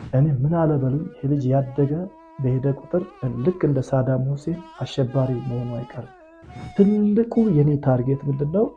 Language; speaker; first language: Amharic; non-native, local second language; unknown